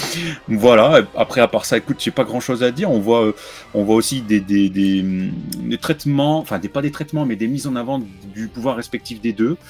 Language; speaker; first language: French; native; French